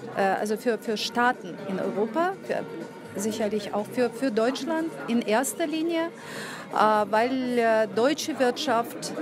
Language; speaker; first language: German; non-native, fluent; Russian